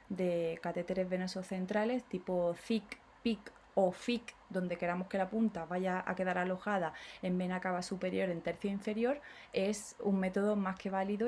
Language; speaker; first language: Spanish; native; Spanish